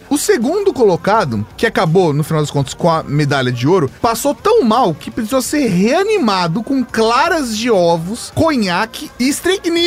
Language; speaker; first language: Portuguese; native; Portuguese